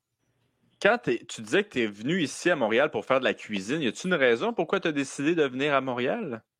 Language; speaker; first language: French; native; French